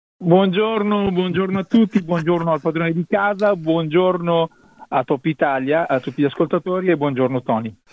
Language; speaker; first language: Italian; native; Italian